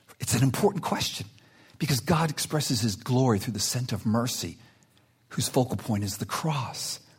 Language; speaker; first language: English; early bilingual, other home language; Spanish